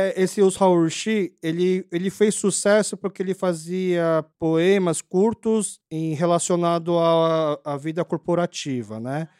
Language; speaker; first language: Portuguese; early bilingual, other home language; Korean